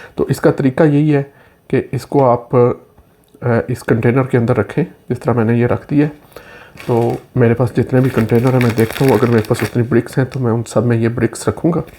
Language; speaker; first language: Urdu; non-native, local second language; Punjabi